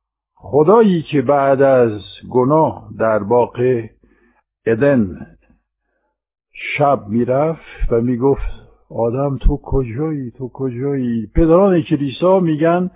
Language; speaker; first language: Persian; non-native, fluent; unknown